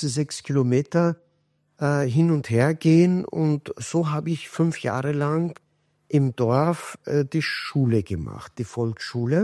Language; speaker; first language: German; non-native, fluent; Kurdish